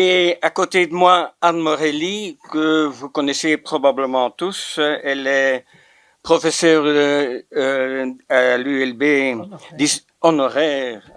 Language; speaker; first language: French; non-native, local second language; Dutch